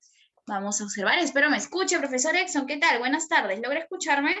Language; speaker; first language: Spanish; native; Spanish